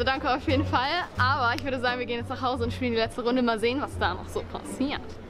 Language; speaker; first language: German; native; German